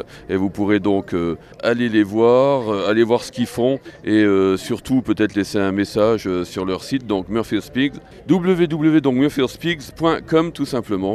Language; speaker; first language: French; native; French